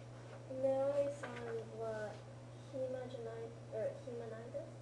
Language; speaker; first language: Japanese; non-native, learner; English